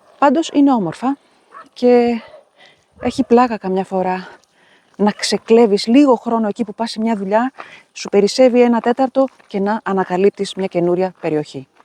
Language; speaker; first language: Greek; native; Greek